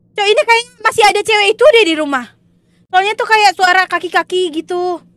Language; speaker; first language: Indonesian; non-native, local second language; Minangkabau